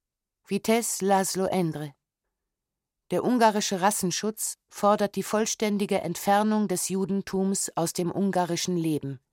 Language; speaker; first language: German; native; German